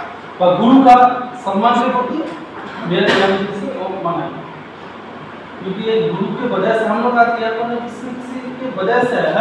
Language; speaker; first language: Hindi; non-native, local second language; Bangla